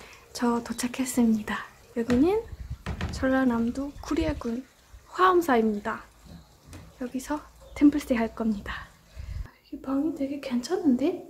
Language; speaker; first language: Korean; non-native, fluent; Estonian